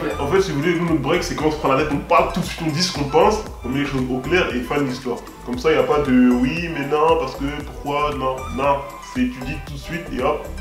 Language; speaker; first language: French; early bilingual, other home language; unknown